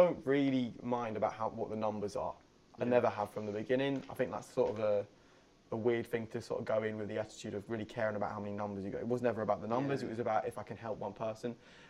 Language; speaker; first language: English; native; English